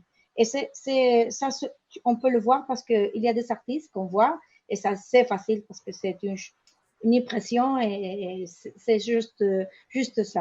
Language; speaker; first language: French; non-native, learner; Spanish